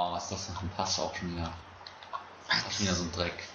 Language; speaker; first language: German; native; German